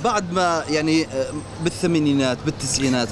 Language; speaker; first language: Arabic; native; Arabic